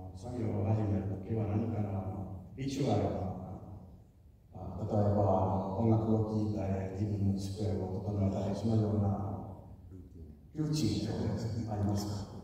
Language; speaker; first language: Japanese; non-native, fluent; Finnish